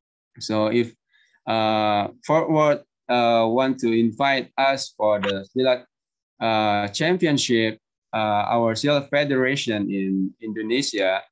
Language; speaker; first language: English; non-native, learner; Indonesian